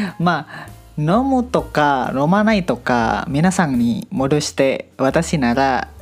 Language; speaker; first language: Japanese; non-native, learner; Indonesian